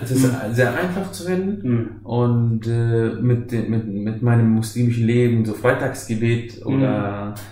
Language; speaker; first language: German; non-native, fluent; Arabic